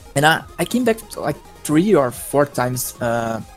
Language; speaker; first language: English; non-native, fluent; Portuguese